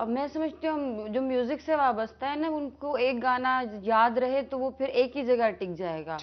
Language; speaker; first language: Urdu; non-native, local second language; Kashmiri